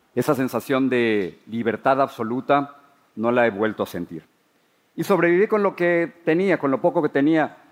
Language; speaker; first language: Spanish; native; Spanish